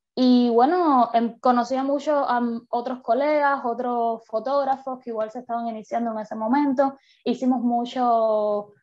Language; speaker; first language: Spanish; native; Spanish